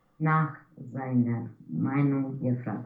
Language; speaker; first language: German; non-native, learner; Romanian